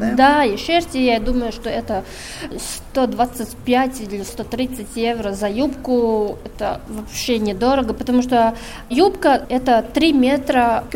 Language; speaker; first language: Russian; non-native, local second language; Latvian